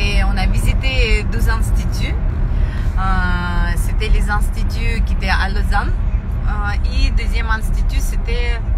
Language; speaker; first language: French; non-native, fluent; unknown